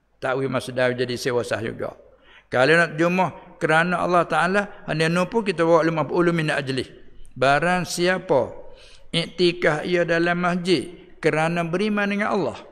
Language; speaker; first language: Malay; native; Malay